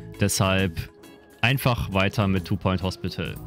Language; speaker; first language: German; native; German